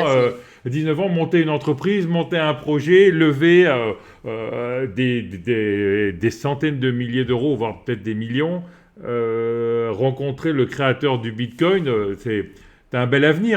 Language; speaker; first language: French; native; French